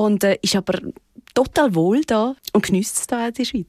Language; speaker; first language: German; native; German